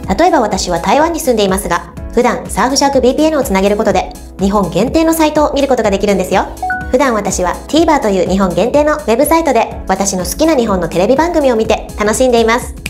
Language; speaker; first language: Japanese; native; Japanese